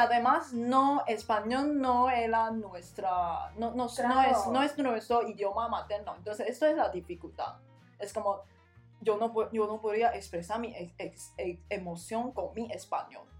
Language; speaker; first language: Spanish; non-native, learner; Chinese